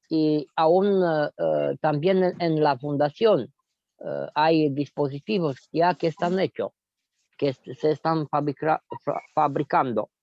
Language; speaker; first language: Spanish; non-native, fluent; Romanian